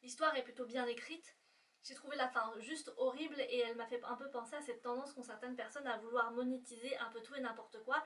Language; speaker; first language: French; native; French